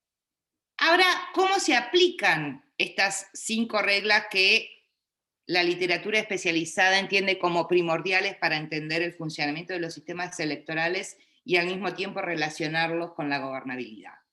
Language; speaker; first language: Spanish; native; Spanish